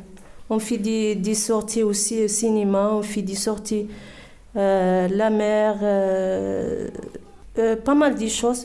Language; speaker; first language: French; non-native, learner; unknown